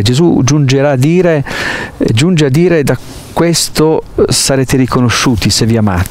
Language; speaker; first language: Italian; native; Italian